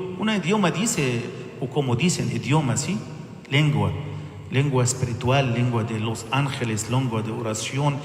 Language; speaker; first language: Spanish; non-native, learner; Arabic